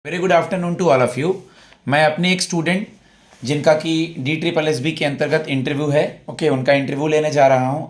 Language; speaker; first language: Hindi; native; Hindi